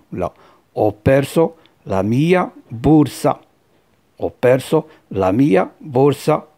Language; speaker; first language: Italian; non-native, fluent; Arabic